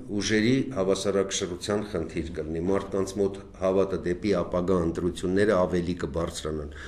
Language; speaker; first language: Armenian; native; Armenian